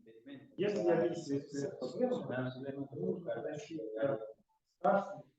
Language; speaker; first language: Russian; non-native, learner; Spanish